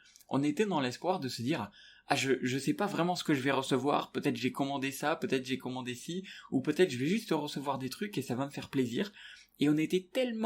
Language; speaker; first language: French; native; French